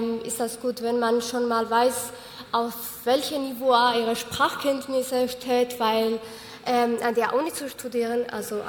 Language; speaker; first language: German; non-native, fluent; Georgian